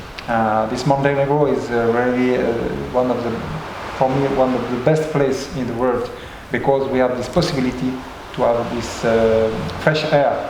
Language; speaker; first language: English; non-native, learner; French